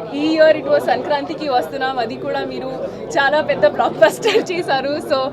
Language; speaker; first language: Telugu; non-native, fluent; Hindi